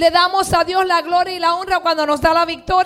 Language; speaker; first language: Spanish; early bilingual, heritage; Spanish